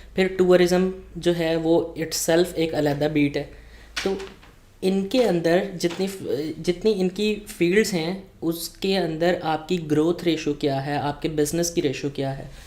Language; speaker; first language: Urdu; native; Urdu